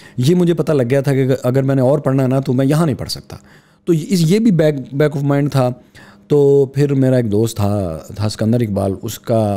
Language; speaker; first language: Urdu; non-native, local second language; Punjabi